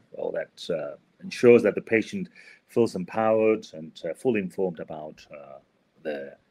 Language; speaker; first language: English; non-native, fluent; Spanish